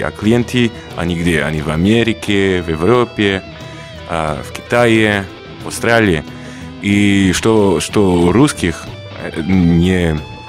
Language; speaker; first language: Russian; non-native, learner; French